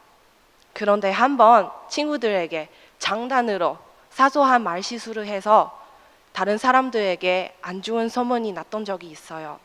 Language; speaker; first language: Korean; non-native, fluent; Chinese